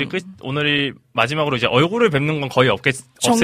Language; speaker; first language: Korean; native; Korean